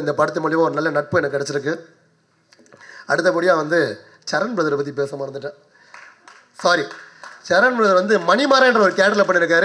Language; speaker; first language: Tamil; native; Tamil